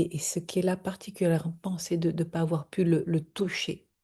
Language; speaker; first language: French; native; French